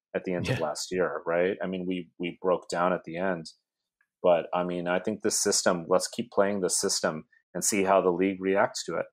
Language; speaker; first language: English; native; English